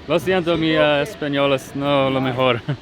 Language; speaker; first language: Spanish; non-native, learner; English